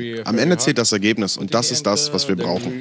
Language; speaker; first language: German; native; German